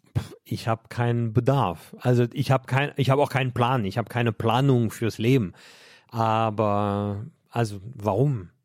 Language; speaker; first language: German; non-native, fluent; French